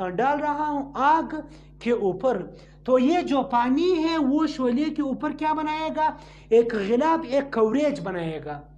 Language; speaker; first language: Urdu; non-native, local second language; Pashto